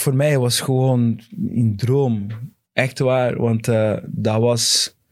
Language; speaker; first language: Dutch; non-native, fluent; Portuguese